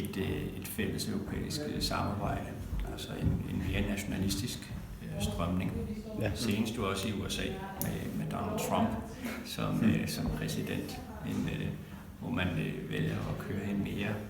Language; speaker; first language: Danish; native; Danish